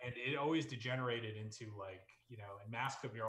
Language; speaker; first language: English; native; English